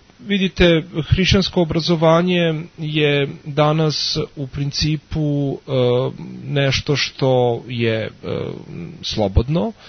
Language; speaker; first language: Serbian; native; Serbian